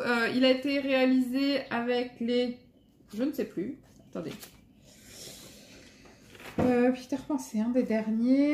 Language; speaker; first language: French; native; French